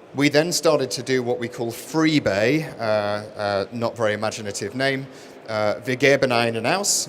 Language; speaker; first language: German; non-native, learner; English